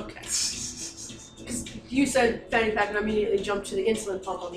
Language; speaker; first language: English; native; English